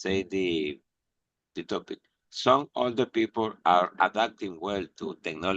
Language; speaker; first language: English; non-native, learner; Spanish